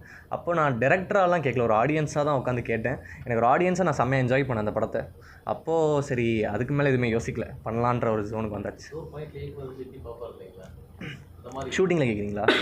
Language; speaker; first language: Tamil; native; Tamil